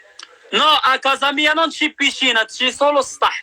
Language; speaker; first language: Italian; non-native, learner; Arabic